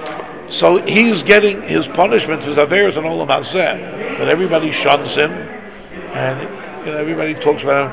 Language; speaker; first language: English; native; English